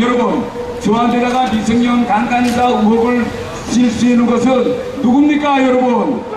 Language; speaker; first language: Korean; native; Korean